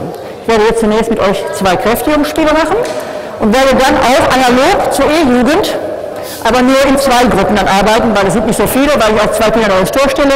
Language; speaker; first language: German; native; German